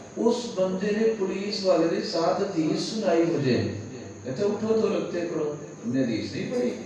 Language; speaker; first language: Urdu; non-native, local second language; Punjabi